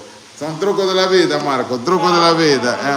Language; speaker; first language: Italian; non-native, learner; Portuguese